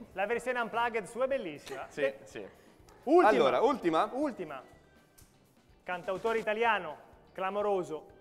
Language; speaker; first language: Italian; native; Italian